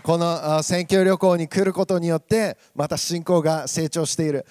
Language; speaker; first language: Japanese; native; Japanese